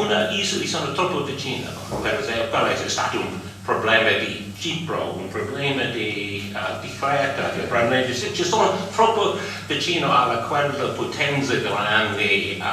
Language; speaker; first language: Italian; non-native, fluent; English